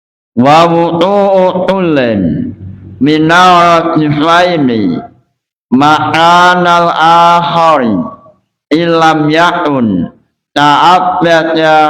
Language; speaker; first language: Arabic; non-native, fluent; Indonesian